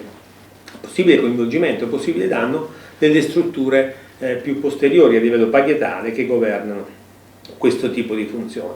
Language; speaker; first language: Italian; native; Italian